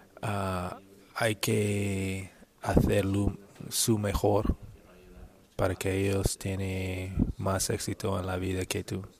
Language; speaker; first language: Spanish; non-native, learner; English